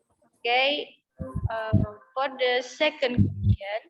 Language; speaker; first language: English; non-native, learner; Indonesian